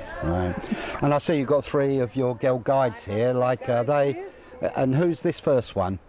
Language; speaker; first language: English; native; English